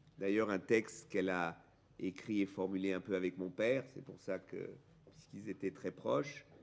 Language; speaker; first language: French; early bilingual, other home language; German